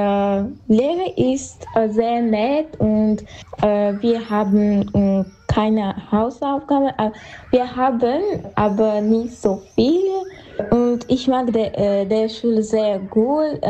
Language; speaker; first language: German; non-native, learner; Armenian